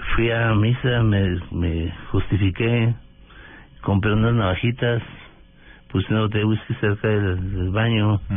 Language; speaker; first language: Spanish; native; Spanish